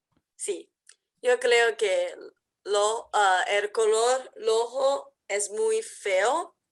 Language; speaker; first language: Spanish; non-native, learner; English